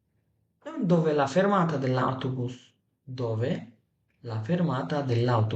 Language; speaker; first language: Italian; non-native, fluent; Bangla